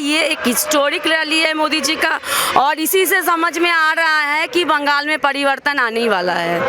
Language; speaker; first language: Hindi; non-native, local second language; Bangla